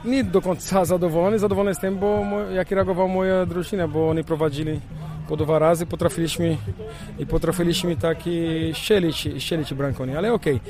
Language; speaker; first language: Polish; non-native, learner; Portuguese